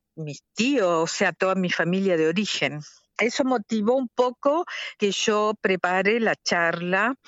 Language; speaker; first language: Spanish; native; Spanish